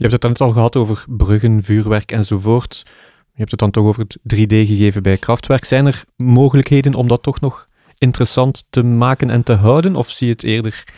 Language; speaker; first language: Dutch; native; Dutch